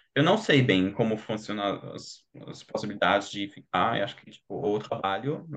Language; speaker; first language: Portuguese; non-native, fluent; German